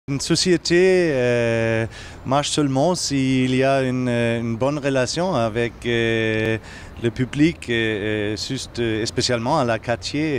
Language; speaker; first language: French; non-native, fluent; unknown